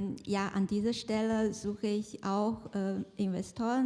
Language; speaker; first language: German; non-native, fluent; Chinese